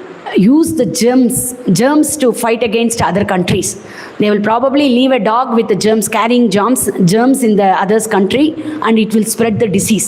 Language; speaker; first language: English; non-native, local second language; Tamil